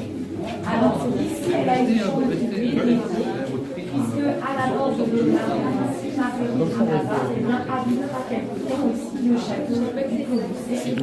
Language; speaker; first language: French; native; French